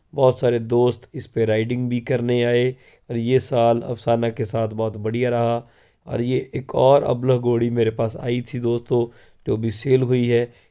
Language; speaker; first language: Hindi; non-native, local second language; Punjabi